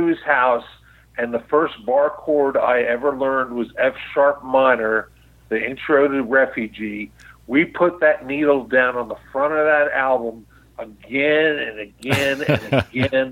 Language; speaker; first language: English; native; English